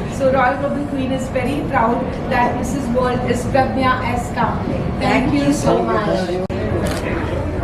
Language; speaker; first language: Hindi; native; Hindi